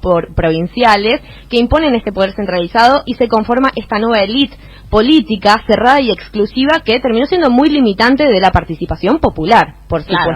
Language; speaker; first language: Spanish; native; Spanish